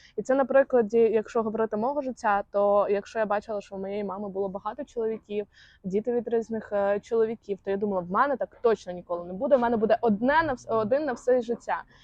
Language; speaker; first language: Ukrainian; non-native, local second language; Russian